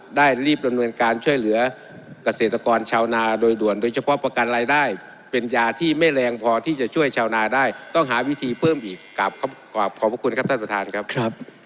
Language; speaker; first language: Thai; native; Thai